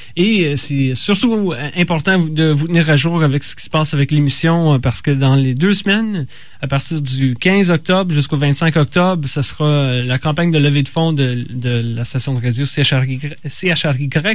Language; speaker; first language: French; native; French